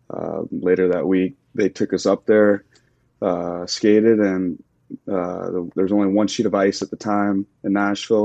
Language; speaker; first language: English; native; English